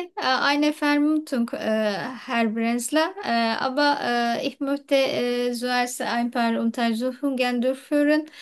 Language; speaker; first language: German; non-native, learner; Turkish